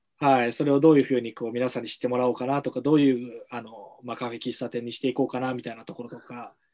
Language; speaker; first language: Japanese; native; Japanese